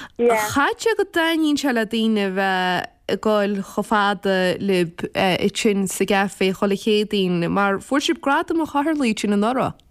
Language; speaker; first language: Irish; native; Irish